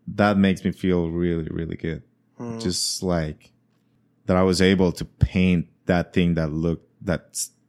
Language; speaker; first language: English; non-native, fluent; Spanish